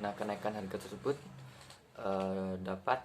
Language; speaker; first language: Indonesian; native; Indonesian